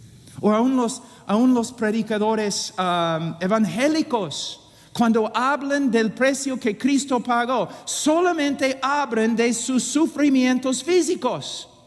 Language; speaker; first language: Spanish; non-native, fluent; English